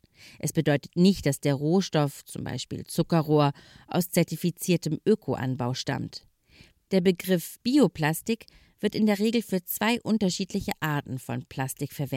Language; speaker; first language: German; native; German